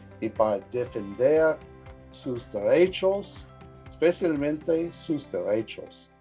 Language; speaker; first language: Spanish; early bilingual, heritage; English